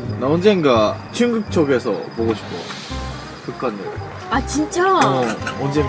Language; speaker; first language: Korean; non-native, fluent; Japanese